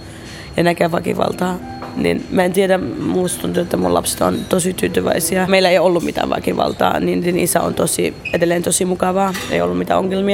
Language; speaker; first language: Finnish; early bilingual, other home language; Arabic